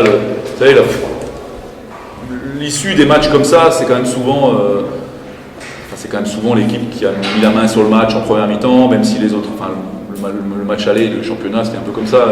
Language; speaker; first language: French; native; French